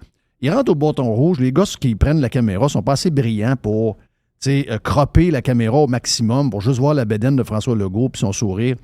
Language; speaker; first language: French; native; French